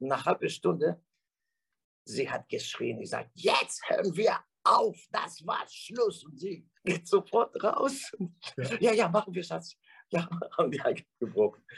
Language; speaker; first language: German; non-native, fluent; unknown